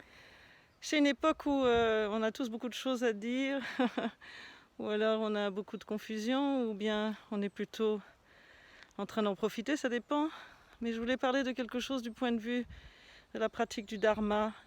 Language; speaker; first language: French; native; French